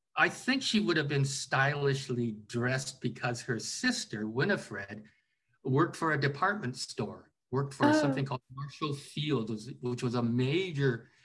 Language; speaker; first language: English; native; English